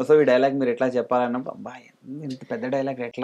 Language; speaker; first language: Telugu; native; Telugu